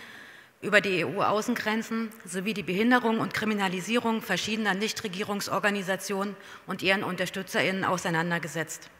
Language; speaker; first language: German; native; German